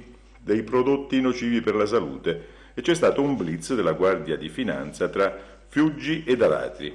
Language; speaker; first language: Italian; native; Italian